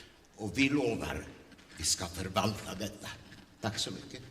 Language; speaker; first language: Swedish; early bilingual, other home language; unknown